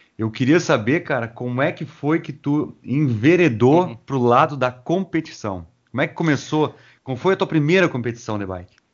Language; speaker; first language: Portuguese; native; Portuguese